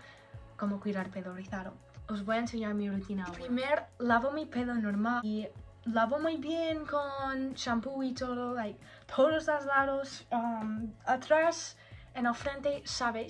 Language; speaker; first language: Spanish; non-native, learner; English